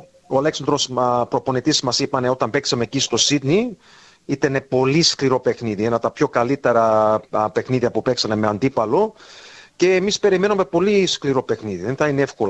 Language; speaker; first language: Greek; early bilingual, heritage; Greek